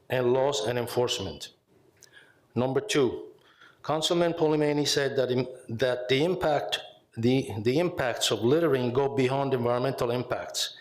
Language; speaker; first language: English; non-native, fluent; Italian